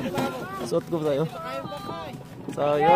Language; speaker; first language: Filipino; native; Filipino